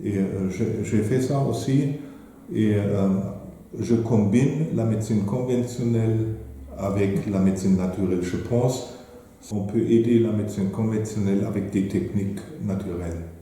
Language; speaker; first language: French; non-native, fluent; German